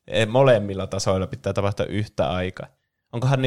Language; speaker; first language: Finnish; native; Finnish